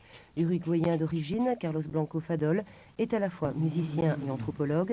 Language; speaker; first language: French; native; French